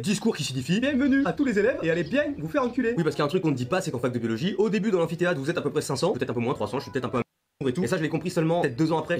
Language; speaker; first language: French; native; French